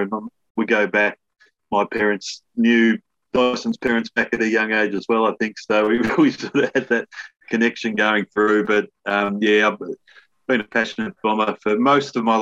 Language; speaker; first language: English; native; English